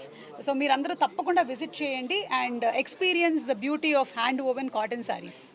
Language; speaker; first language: Telugu; native; Telugu